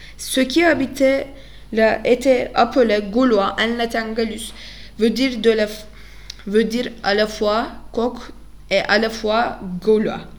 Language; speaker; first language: French; non-native, learner; Turkish